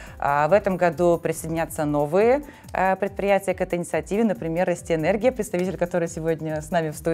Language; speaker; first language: Russian; native; Russian